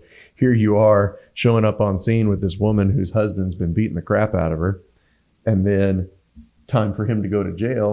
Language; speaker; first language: English; native; English